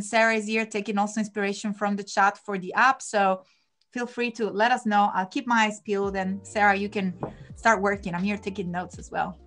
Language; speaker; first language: English; non-native, fluent; Italian